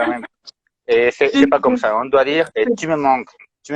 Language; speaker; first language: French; non-native, fluent; Spanish